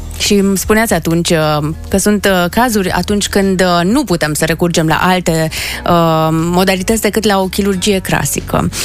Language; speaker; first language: Romanian; native; Romanian